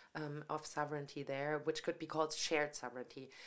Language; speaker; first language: English; non-native, fluent; German